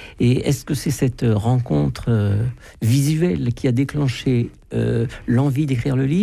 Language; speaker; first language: French; native; French